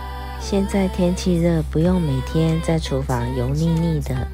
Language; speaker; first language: Chinese; native; Chinese